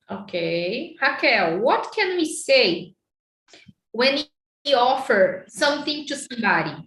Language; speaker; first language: English; non-native, fluent; Portuguese